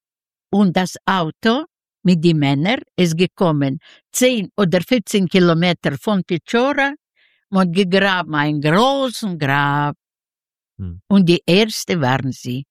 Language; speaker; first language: German; non-native, learner; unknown